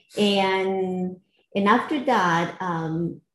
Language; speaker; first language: English; non-native, fluent; Spanish